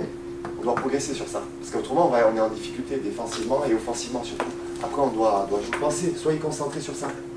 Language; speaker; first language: French; native; French